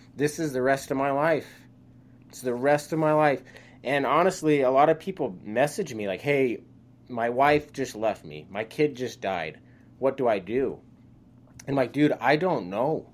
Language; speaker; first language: English; native; English